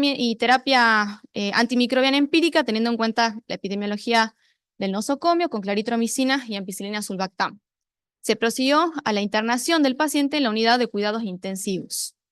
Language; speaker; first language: Spanish; native; Spanish